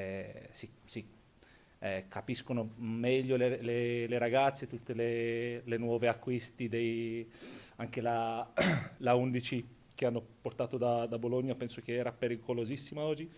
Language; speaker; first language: Italian; non-native, fluent; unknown